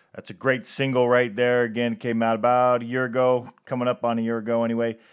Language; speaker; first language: English; native; English